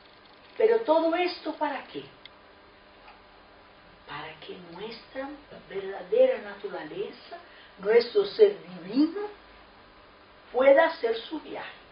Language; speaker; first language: Spanish; non-native, fluent; Portuguese